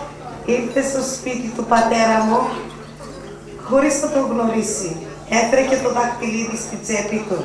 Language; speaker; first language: Greek; early bilingual, heritage; Greek